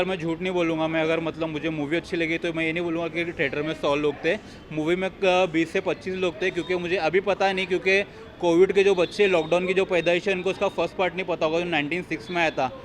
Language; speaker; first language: Hindi; native; Hindi